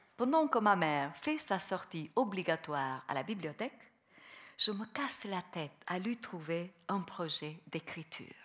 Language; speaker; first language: French; non-native, fluent; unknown